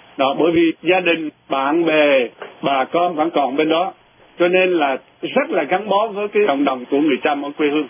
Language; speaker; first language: Vietnamese; non-native, local second language; Eastern Cham